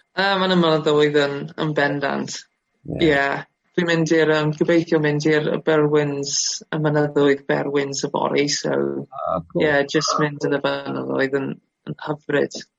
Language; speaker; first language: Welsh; non-native, local second language; English